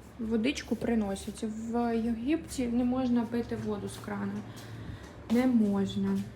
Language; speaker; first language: Ukrainian; native; Ukrainian